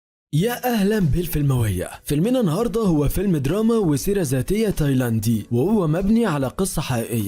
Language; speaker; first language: Arabic; native; Arabic